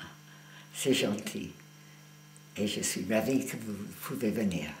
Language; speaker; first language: French; non-native, fluent; English